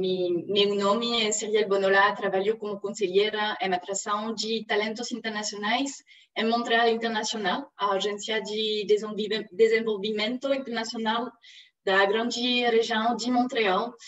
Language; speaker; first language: Portuguese; non-native, fluent; French